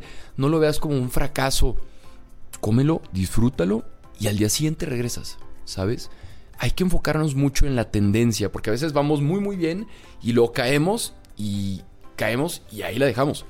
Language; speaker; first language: Spanish; native; Spanish